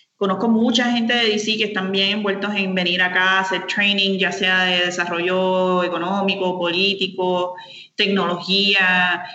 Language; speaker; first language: Spanish; native; Spanish